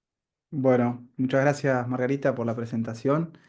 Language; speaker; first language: Spanish; native; Spanish